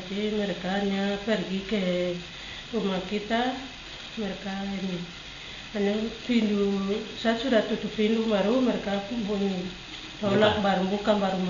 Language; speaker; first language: Indonesian; non-native, local second language; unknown